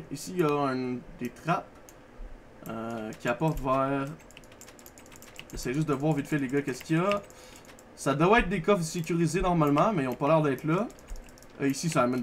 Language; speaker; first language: French; native; French